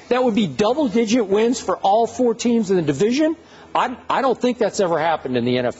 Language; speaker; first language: English; native; English